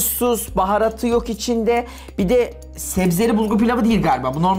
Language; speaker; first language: Turkish; native; Turkish